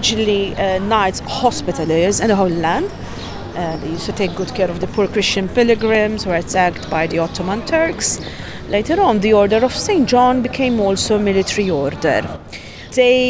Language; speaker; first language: English; non-native, fluent; Maltese